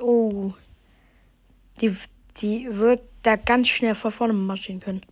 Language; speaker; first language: German; native; German